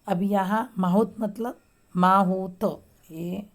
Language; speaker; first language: Hindi; non-native, local second language; Marathi